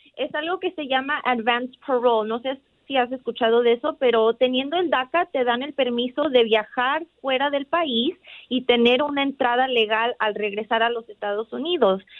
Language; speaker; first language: Spanish; early bilingual, heritage; Spanish